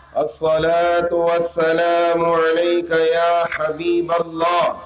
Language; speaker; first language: Indonesian; non-native, learner; Urdu